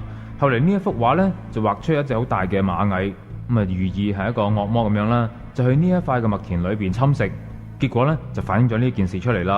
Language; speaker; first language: Cantonese; native; Cantonese